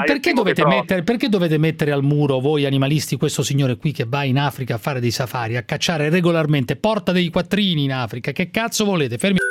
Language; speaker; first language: Italian; native; Italian